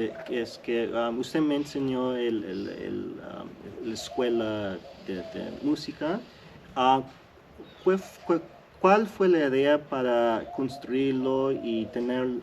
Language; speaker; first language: Spanish; early bilingual, heritage; English